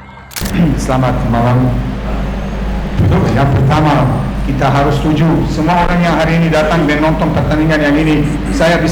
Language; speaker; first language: Indonesian; non-native, fluent; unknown